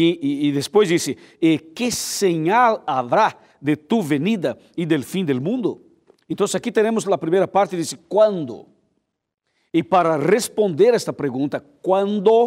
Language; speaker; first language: Spanish; non-native, fluent; Portuguese